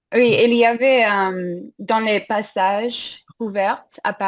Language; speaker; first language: French; non-native, fluent; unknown